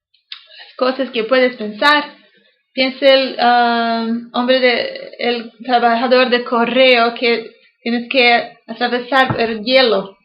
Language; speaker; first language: Spanish; non-native, learner; English